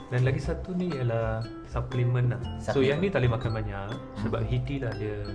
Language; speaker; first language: Malay; non-native, local second language; Punjabi